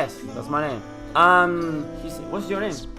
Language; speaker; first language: English; non-native, learner; Spanish